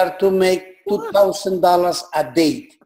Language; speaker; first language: English; non-native, learner; Spanish